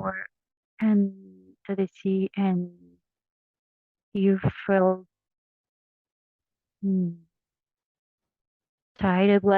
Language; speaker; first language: English; non-native, learner; Spanish